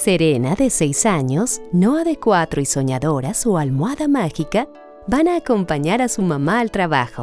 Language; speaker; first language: Spanish; native; Spanish